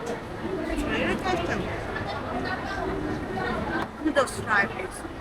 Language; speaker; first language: English; non-native, learner; Russian